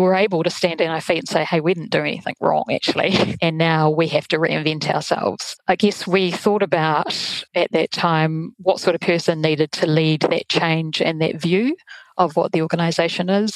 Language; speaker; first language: English; native; English